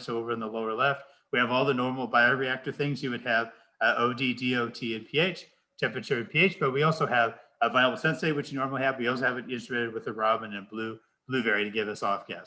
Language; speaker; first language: English; native; English